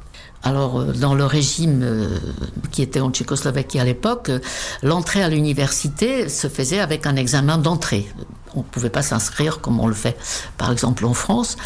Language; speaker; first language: French; non-native, fluent; Czech